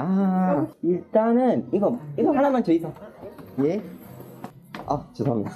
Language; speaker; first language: Korean; non-native, fluent; Spanish